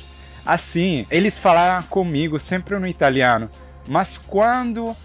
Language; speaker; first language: Portuguese; non-native, fluent; Italian